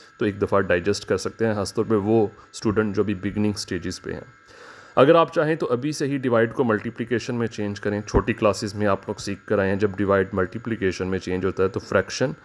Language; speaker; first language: Urdu; native; Urdu